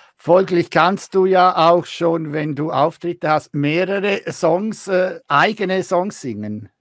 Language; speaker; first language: German; native; German